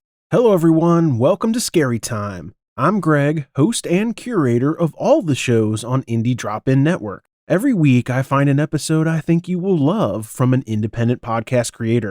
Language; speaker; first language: English; native; English